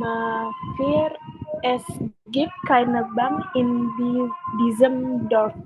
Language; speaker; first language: German; non-native, learner; Indonesian